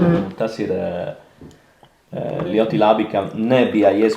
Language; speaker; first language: Latvian; non-native, learner; Italian